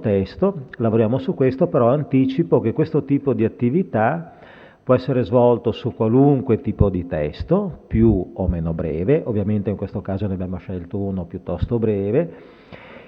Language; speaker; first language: Italian; native; Italian